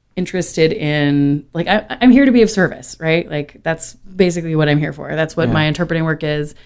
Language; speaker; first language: English; native; English